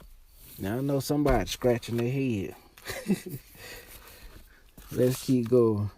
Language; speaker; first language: English; native; English